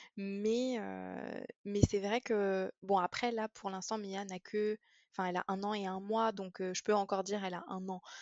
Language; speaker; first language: French; early bilingual, other home language; English